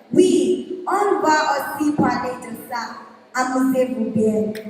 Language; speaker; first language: French; non-native, learner; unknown